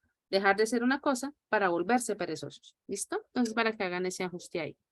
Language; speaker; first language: Spanish; native; Spanish